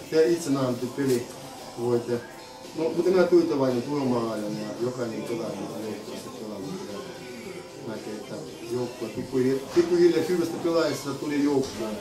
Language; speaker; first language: Finnish; non-native, learner; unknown